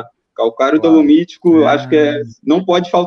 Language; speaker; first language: Portuguese; native; Portuguese